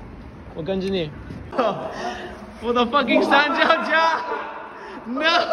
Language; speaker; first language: Chinese; non-native, learner; English